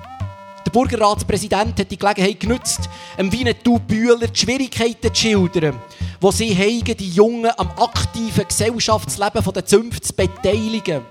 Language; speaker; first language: German; native; German